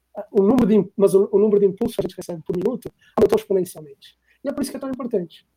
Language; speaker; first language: Portuguese; native; Portuguese